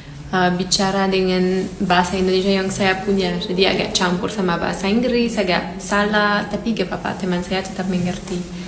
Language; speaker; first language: Indonesian; non-native, learner; Japanese